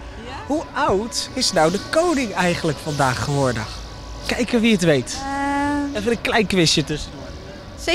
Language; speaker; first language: Dutch; native; Dutch